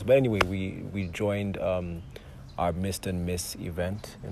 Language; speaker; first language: English; non-native, local second language; Yoruba